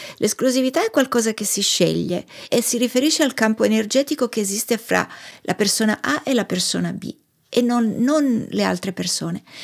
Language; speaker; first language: Italian; native; Italian